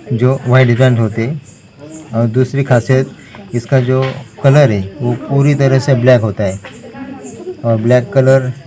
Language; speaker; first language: Hindi; non-native, local second language; Marathi